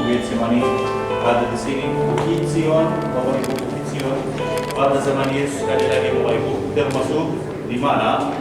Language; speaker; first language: Indonesian; non-native, fluent; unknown